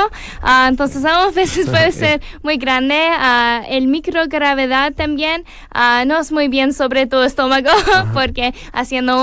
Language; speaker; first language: Spanish; non-native, learner; English